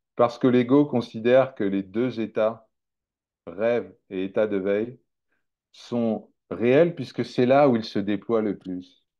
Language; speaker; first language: French; native; French